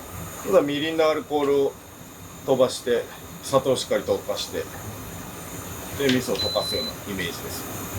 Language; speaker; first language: Japanese; native; Japanese